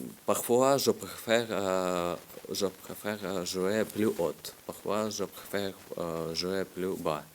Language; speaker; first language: French; non-native, learner; Russian